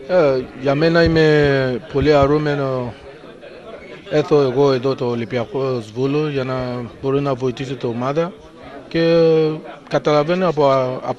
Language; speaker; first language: Greek; non-native, learner; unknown